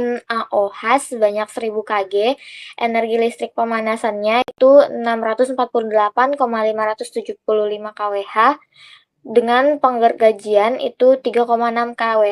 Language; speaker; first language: Indonesian; native; Indonesian